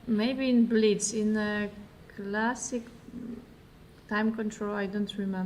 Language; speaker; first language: English; non-native, fluent; Polish